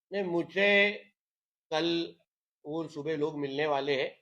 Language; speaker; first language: Hindi; non-native, local second language; Marathi